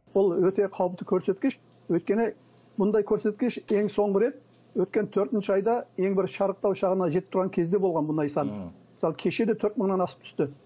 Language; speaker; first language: Kazakh; early bilingual, heritage; Kazakh